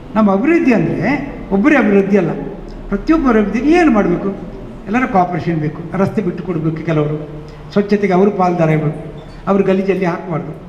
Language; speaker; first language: Kannada; native; Kannada